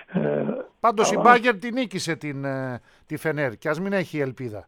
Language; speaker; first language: Greek; native; Greek